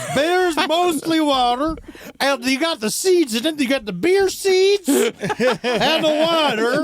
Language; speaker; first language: English; native; English